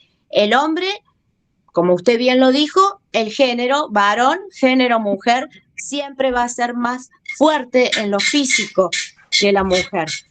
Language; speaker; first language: Spanish; native; Spanish